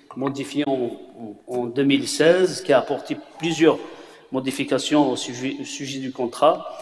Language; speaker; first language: French; non-native, local second language; Kabyle